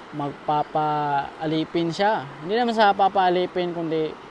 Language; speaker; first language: Filipino; non-native, local second language; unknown